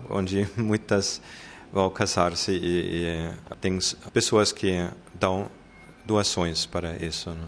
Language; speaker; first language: Portuguese; non-native, fluent; German